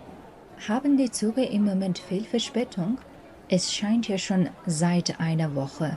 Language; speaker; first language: German; non-native, fluent; Mongolian